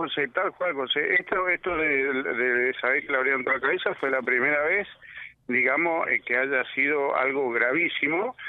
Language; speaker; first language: Spanish; native; Spanish